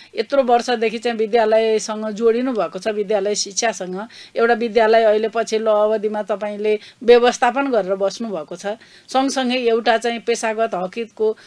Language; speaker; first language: Nepali; native; Nepali